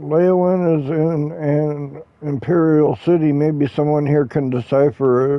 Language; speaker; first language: English; native; English